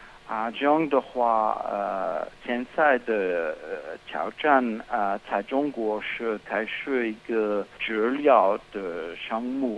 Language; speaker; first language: Chinese; non-native, fluent; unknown